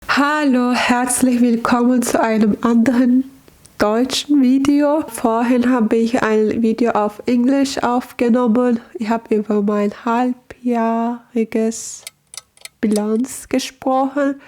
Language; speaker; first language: German; non-native, learner; Turkish